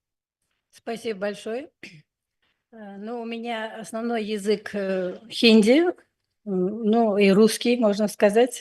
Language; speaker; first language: Russian; non-native, fluent; Hindi